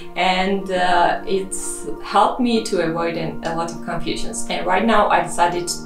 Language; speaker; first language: English; non-native, fluent; Georgian